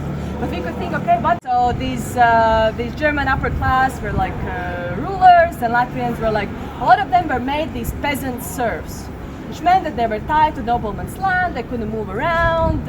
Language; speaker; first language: English; non-native, fluent; Latvian